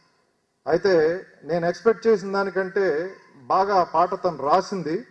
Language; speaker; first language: Telugu; native; Telugu